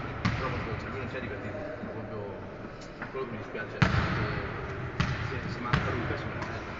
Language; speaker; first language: Italian; native; Italian